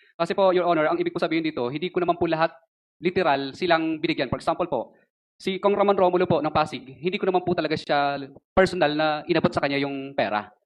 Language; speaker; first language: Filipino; non-native, local second language; Cebuano